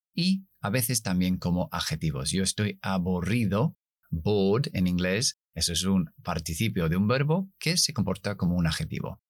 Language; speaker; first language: Spanish; non-native, fluent; English